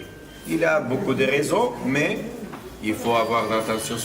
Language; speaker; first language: French; non-native, fluent; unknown